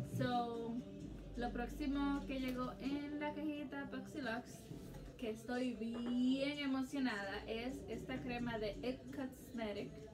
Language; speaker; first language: Spanish; early bilingual, heritage; Spanish